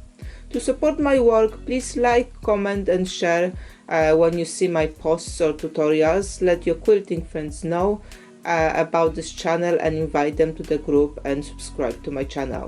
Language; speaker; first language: English; non-native, fluent; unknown